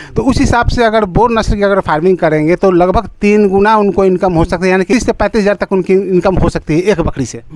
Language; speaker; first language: Hindi; native; Hindi